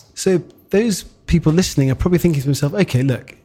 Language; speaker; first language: English; native; English